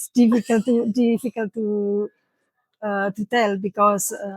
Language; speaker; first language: English; non-native, learner; Indonesian